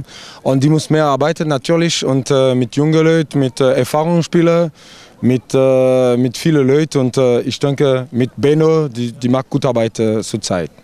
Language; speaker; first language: German; non-native, learner; French